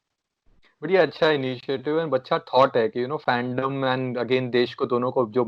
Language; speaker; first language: Hindi; native; Hindi